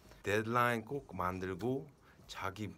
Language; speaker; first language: Korean; early bilingual, heritage; Korean